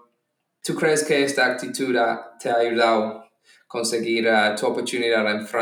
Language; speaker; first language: Spanish; non-native, fluent; English